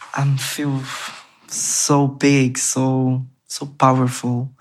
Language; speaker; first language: English; non-native, learner; Portuguese